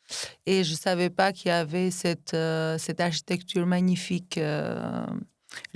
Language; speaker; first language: French; non-native, fluent; Albanian